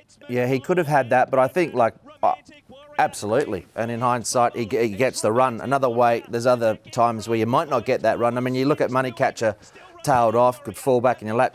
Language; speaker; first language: English; native; English